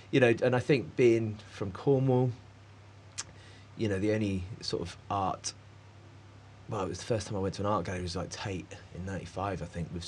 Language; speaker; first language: English; native; English